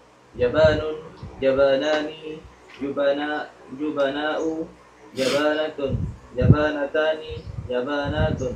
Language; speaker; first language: Arabic; non-native, learner; Malay